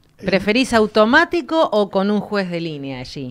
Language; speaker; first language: Spanish; native; Spanish